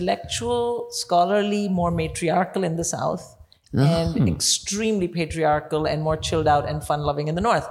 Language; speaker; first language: English; non-native, local second language; Hindi